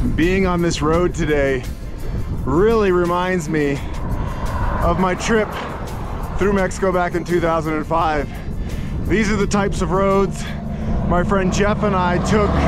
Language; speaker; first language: English; native; English